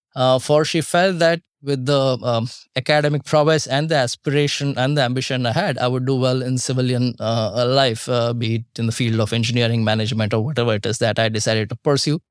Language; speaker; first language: English; non-native, local second language; Marathi